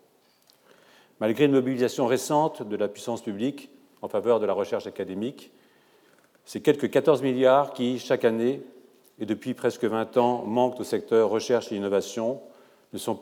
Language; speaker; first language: French; native; French